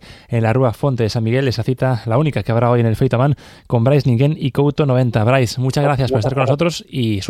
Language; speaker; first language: Spanish; native; Spanish